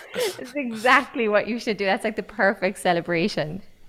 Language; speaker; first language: English; native; English